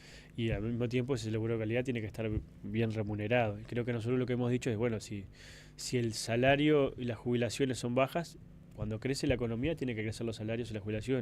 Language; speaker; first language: Spanish; native; Spanish